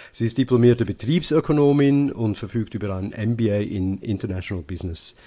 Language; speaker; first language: German; native; German